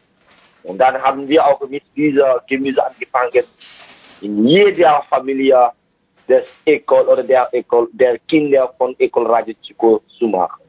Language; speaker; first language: German; non-native, fluent; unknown